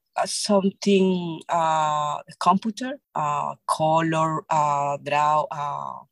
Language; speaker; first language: English; non-native, learner; Spanish